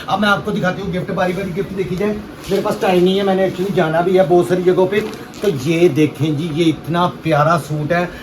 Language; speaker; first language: Urdu; non-native, local second language; Punjabi